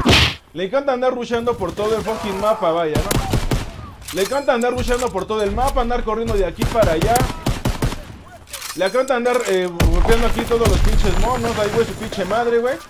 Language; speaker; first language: Spanish; native; Spanish